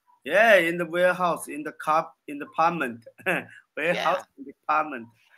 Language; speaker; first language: English; non-native, learner; Chinese